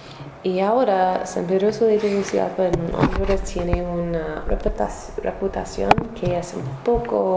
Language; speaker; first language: Spanish; non-native, learner; English